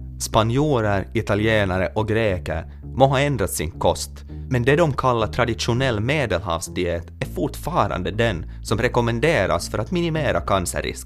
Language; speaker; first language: Swedish; native; Swedish